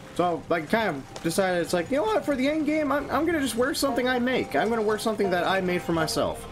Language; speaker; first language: English; native; English